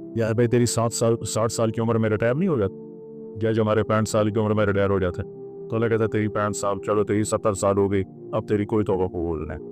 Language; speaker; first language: Urdu; non-native, local second language; Punjabi